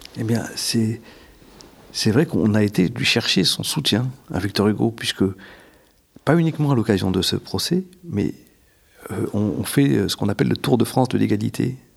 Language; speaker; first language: French; native; French